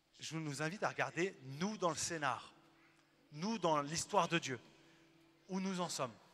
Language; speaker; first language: French; native; French